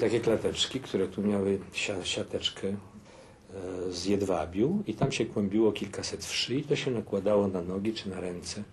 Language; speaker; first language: Polish; native; Polish